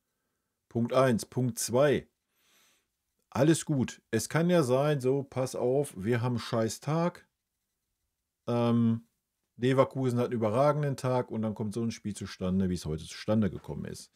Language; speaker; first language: German; native; German